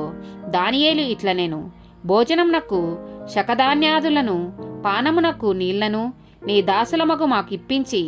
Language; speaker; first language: Telugu; native; Telugu